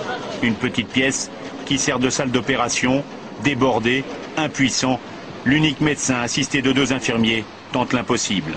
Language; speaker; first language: French; native; French